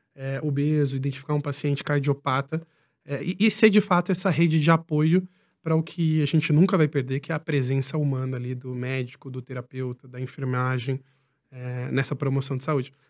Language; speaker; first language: Portuguese; native; Portuguese